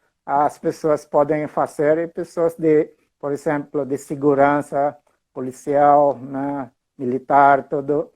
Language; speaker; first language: Portuguese; non-native, fluent; Filipino